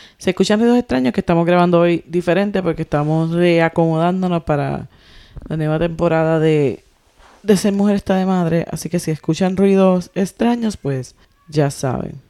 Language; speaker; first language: Spanish; native; Spanish